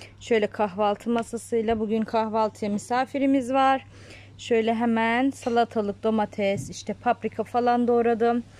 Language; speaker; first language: Turkish; early bilingual, heritage; Turkish